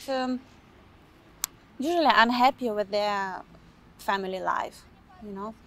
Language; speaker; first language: English; non-native, fluent; Ukrainian